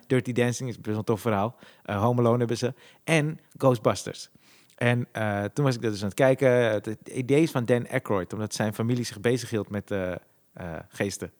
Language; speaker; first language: Dutch; native; Dutch